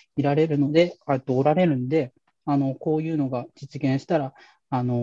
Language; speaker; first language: Japanese; native; Japanese